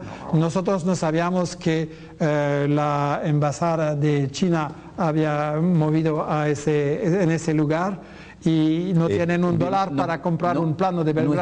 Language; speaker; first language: Spanish; non-native, fluent; French